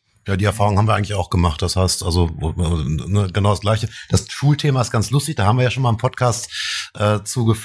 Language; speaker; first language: German; native; German